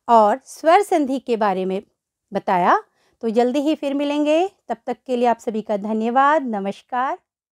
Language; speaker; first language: Hindi; native; Hindi